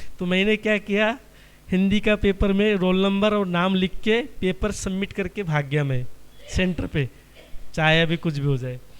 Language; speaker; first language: Hindi; non-native, local second language; Marathi